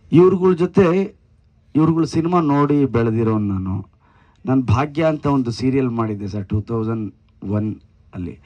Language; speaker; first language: Kannada; native; Kannada